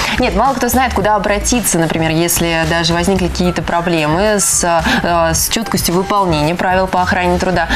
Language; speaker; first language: Russian; native; Russian